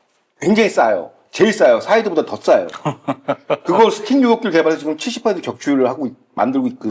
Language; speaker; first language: Korean; native; Korean